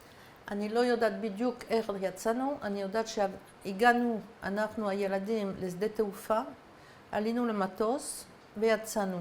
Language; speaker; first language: Hebrew; non-native, fluent; French